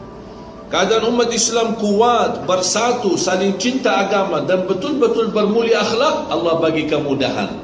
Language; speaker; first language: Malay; non-native, fluent; Arabic